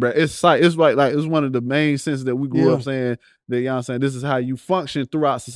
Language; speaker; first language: English; native; English